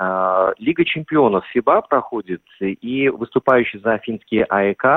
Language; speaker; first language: Russian; native; Russian